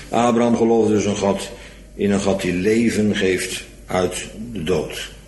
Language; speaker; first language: Dutch; native; Dutch